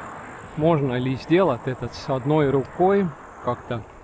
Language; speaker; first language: Russian; non-native, learner; Estonian